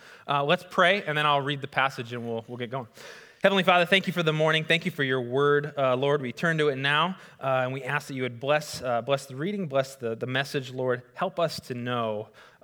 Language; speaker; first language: English; native; English